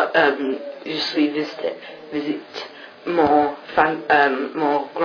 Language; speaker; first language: French; non-native, learner; English